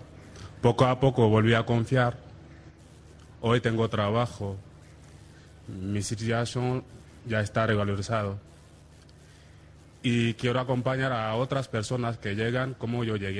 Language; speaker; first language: Spanish; non-native, fluent; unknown